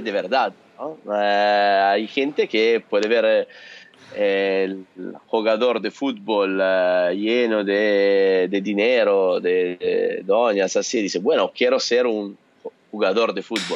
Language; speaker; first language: Spanish; non-native, learner; Italian